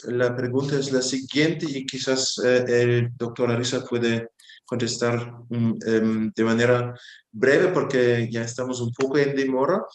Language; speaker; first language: Spanish; non-native, fluent; German